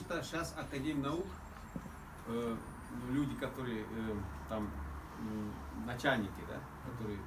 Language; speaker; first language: Russian; non-native, learner; Hungarian